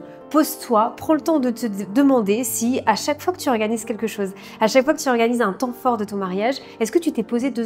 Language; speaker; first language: French; native; French